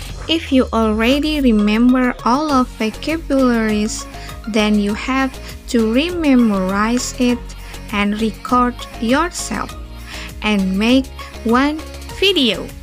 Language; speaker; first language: English; non-native, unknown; Indonesian